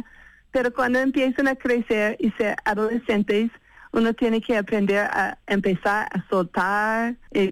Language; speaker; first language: Spanish; non-native, fluent; English